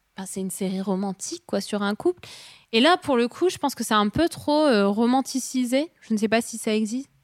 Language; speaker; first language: French; native; French